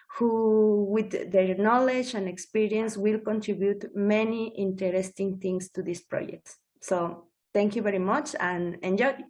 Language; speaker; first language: English; non-native, learner; Spanish